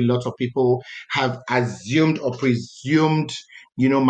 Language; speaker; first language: English; non-native, local second language; Yoruba